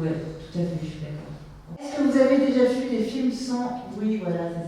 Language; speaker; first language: French; native; French